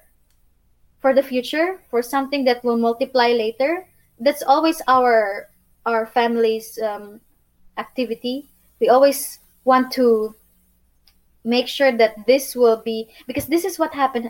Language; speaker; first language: English; non-native, local second language; Cebuano